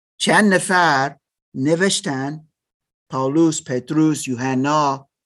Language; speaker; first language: Persian; non-native, learner; German